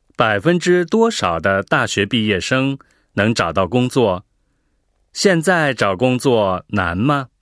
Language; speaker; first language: Chinese; native; Chinese